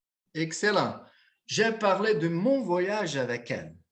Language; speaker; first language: French; non-native, fluent; Portuguese